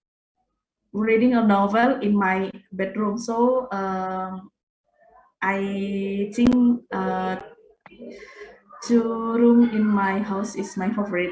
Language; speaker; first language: English; non-native, learner; Indonesian